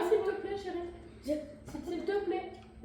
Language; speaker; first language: French; native; French